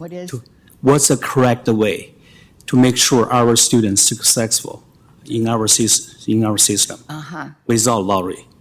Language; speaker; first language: English; non-native, fluent; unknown